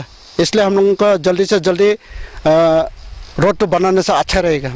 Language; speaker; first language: Hindi; non-native, local second language; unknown